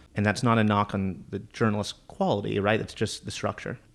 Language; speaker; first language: English; native; English